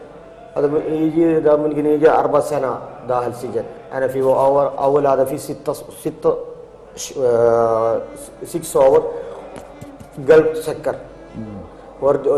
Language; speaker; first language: Arabic; non-native, learner; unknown